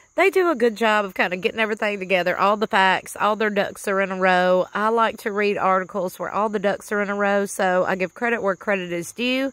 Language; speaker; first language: English; native; English